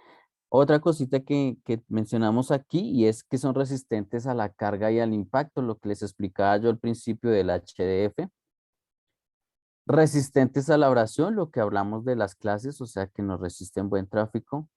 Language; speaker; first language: Spanish; native; Spanish